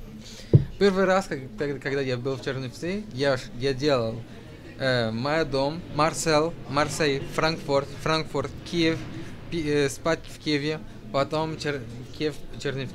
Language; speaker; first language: Russian; non-native, learner; French